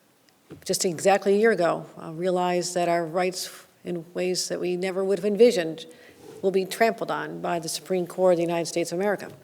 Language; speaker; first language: English; native; English